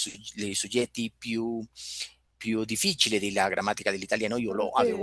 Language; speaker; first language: Italian; non-native, fluent; Spanish